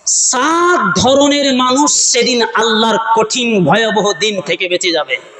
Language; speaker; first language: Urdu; non-native, local second language; Bangla